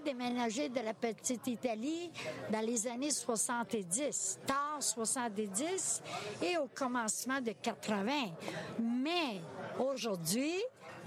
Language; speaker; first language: French; native; French